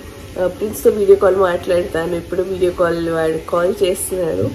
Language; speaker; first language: Telugu; native; Telugu